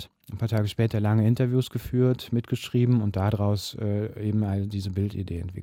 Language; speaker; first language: German; native; German